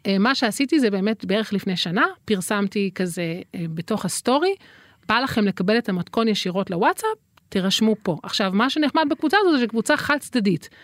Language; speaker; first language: Hebrew; native; Hebrew